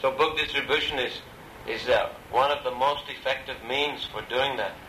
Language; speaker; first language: English; native; English